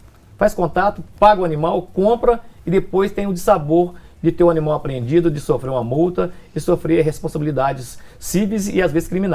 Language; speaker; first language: Portuguese; native; Portuguese